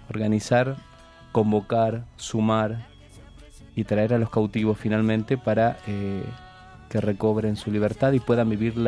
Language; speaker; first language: Spanish; native; Spanish